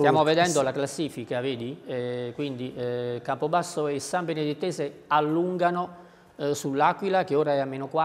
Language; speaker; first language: Italian; native; Italian